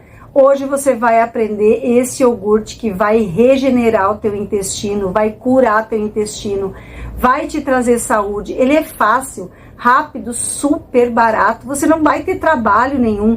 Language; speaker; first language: Portuguese; native; Portuguese